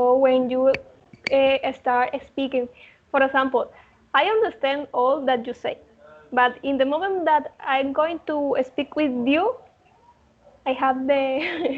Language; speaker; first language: English; non-native, learner; Spanish